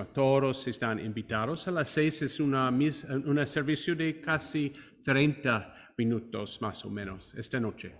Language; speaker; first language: Spanish; non-native, fluent; English